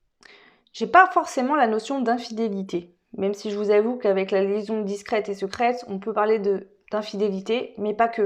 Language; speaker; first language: French; native; French